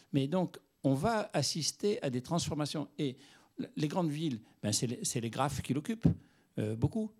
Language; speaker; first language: French; native; French